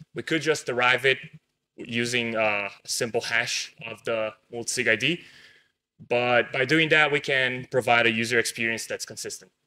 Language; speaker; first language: English; non-native, fluent; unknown